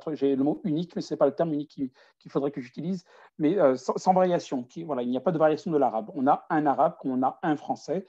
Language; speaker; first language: French; native; French